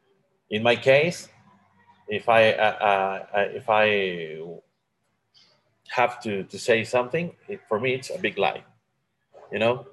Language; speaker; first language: English; non-native, learner; Spanish